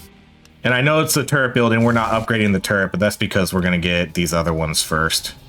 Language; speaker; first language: English; native; English